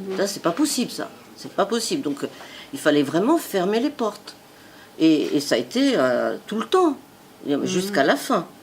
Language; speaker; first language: French; non-native, fluent; Italian